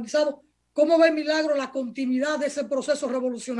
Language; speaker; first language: Spanish; native; Spanish